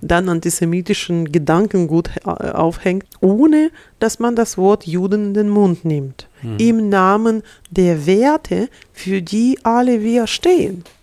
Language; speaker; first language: German; non-native, fluent; Russian